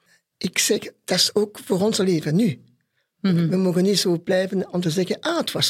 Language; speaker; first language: Dutch; non-native, local second language; French